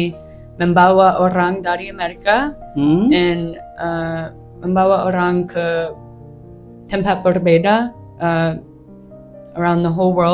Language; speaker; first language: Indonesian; non-native, learner; English